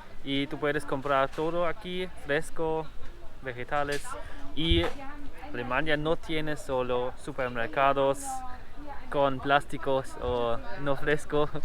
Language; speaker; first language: Spanish; non-native, learner; German